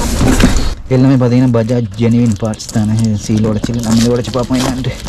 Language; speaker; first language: Tamil; native; Tamil